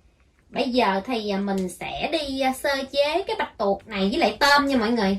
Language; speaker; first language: Vietnamese; native; Vietnamese